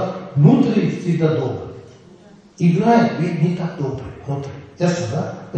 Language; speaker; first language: Russian; non-native, learner; Tibetan